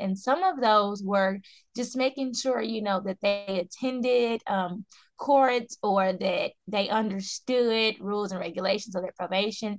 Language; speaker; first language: English; native; English